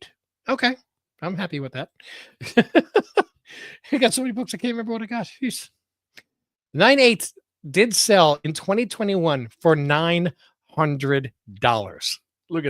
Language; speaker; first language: English; native; English